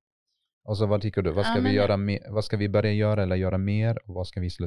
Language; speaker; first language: Swedish; non-native, fluent; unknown